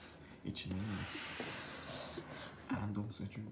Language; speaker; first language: English; non-native, learner; Korean